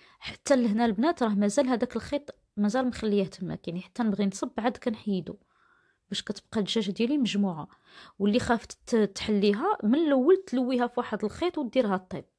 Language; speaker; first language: Arabic; native; Arabic